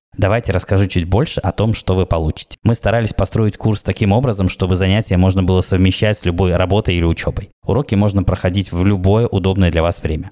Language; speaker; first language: Russian; native; Russian